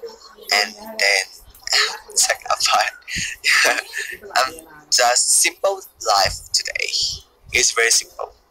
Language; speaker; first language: English; non-native, learner; Thai